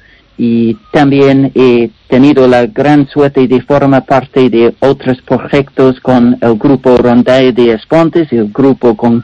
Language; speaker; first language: Spanish; non-native, learner; English